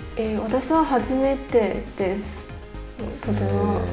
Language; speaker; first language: Japanese; non-native, learner; Chinese